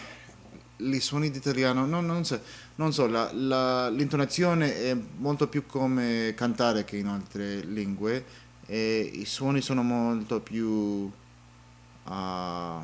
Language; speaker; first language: Italian; non-native, learner; English